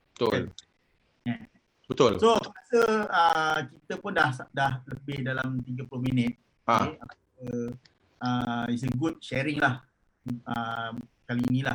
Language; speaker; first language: Malay; native; Malay